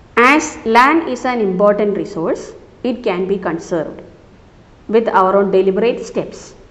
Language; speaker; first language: English; non-native, local second language; Malayalam